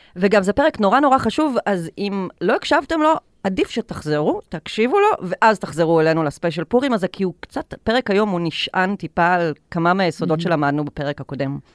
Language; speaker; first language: Hebrew; native; Hebrew